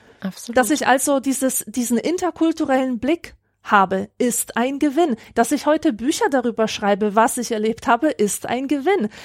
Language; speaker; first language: German; early bilingual, other home language; Polish